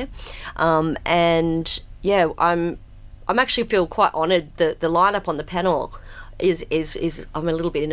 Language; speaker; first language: English; native; English